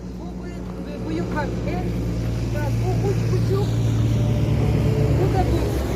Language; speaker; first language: Turkish; non-native, learner; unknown